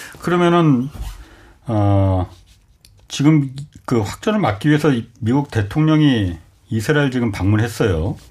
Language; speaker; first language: Korean; native; Korean